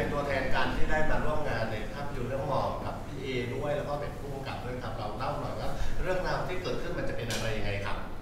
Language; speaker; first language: Thai; native; Thai